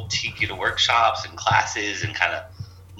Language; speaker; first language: English; native; English